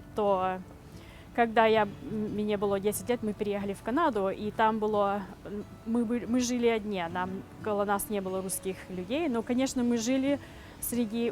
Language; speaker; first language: Russian; early bilingual, heritage; Russian